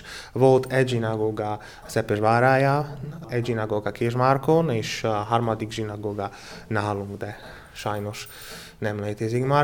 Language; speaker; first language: Hungarian; non-native, learner; Slovak